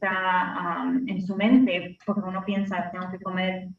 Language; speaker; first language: Spanish; early bilingual, heritage; Spanish